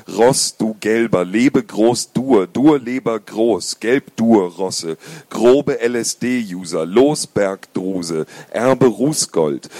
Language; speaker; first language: German; native; German